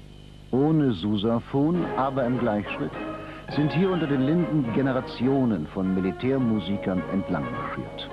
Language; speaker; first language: German; native; German